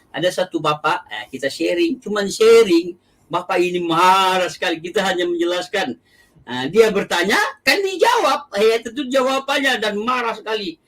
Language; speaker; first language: Indonesian; non-native, local second language; Achinese